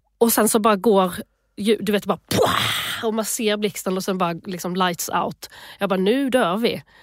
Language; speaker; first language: Swedish; native; Swedish